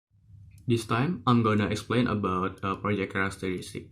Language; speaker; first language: English; non-native, learner; Indonesian